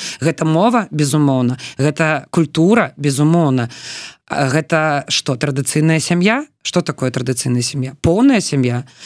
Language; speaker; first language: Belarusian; non-native, local second language; Russian